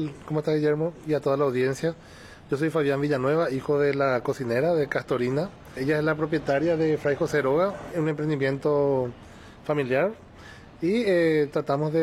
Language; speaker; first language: Spanish; native; Spanish